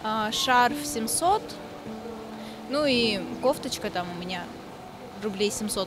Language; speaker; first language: Russian; native; Russian